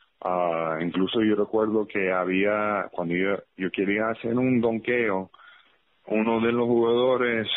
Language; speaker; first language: Spanish; early bilingual, heritage; English